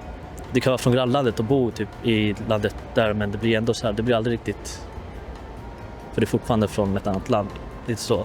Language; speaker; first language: Swedish; native; Swedish